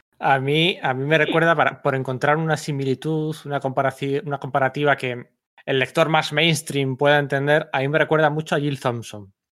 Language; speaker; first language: Spanish; native; Spanish